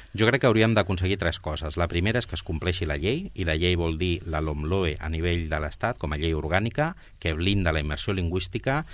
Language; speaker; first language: Catalan; non-native, local second language; Spanish